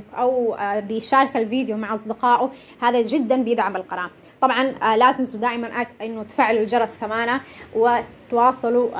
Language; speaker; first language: Arabic; non-native, local second language; Somali